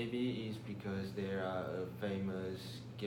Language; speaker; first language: English; non-native, learner; Chinese